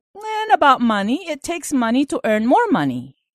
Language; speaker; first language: English; non-native, local second language; Filipino